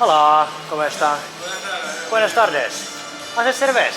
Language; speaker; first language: Spanish; non-native, learner; Finnish